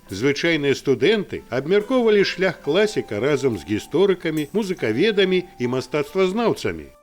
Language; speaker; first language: Belarusian; native; Belarusian